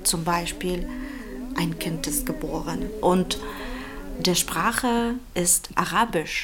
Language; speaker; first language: German; non-native, fluent; Russian